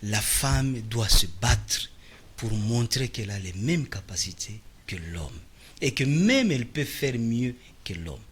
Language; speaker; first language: French; non-native, local second language; Swahili